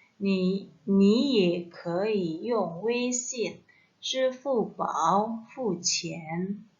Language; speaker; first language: Chinese; non-native, fluent; Indonesian